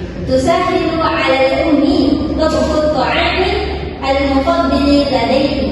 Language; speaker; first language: Arabic; non-native, learner; Indonesian